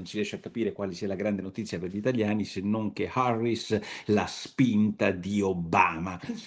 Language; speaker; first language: Italian; native; Italian